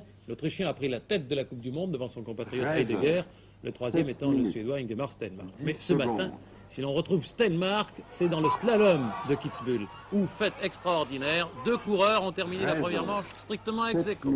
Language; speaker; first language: French; native; French